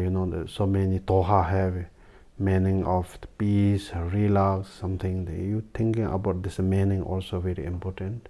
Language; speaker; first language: English; non-native, learner; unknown